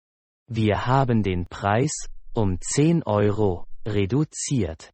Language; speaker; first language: German; non-native, fluent; Persian